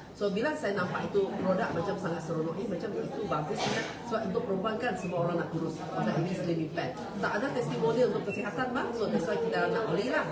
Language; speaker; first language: Malay; non-native, local second language; Chinese